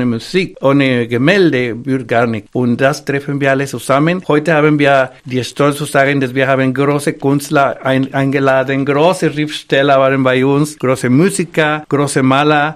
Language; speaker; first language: German; non-native, fluent; Spanish